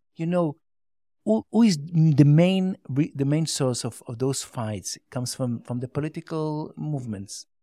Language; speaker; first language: English; non-native, learner; Yiddish